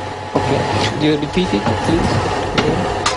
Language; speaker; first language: English; non-native, learner; Japanese